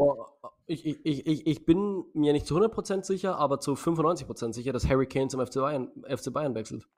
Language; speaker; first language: German; native; German